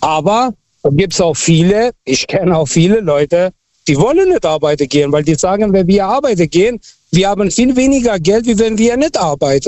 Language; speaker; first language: German; non-native, fluent; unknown